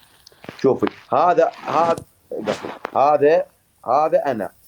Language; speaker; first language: Arabic; native; Arabic